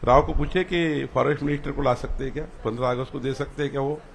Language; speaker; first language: Hindi; non-native, local second language; Marathi